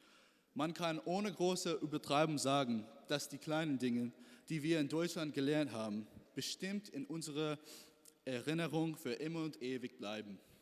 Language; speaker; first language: German; non-native, learner; English